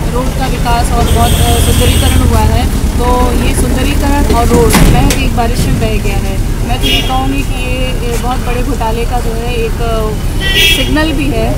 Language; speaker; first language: Hindi; native; Hindi